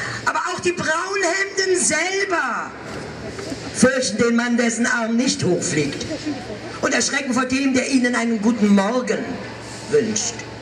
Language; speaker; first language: German; native; German